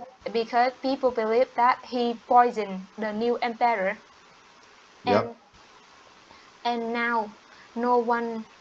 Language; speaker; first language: English; non-native, learner; Vietnamese